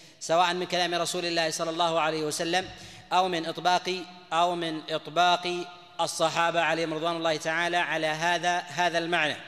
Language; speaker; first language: Arabic; native; Arabic